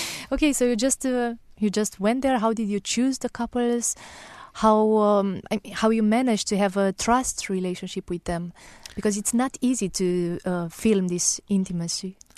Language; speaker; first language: English; non-native, fluent; Romanian